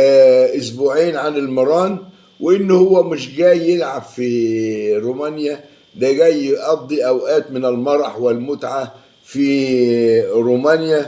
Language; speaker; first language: Arabic; native; Arabic